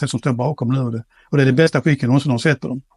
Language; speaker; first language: Swedish; native; Swedish